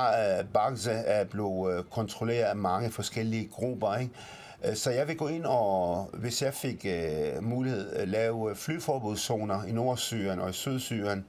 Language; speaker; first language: Danish; early bilingual, other home language; Arabic